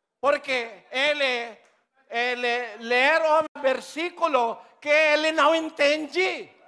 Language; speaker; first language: Portuguese; non-native, learner; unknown